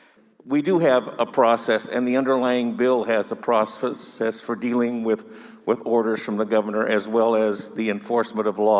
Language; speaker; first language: English; native; English